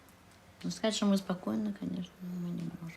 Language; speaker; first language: Russian; native; Russian